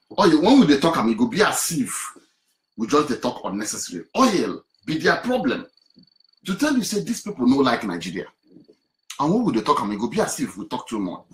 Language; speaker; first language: Nigerian Pidgin; non-native, local second language; Igbo